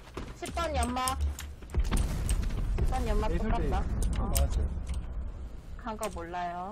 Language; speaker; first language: Korean; native; Korean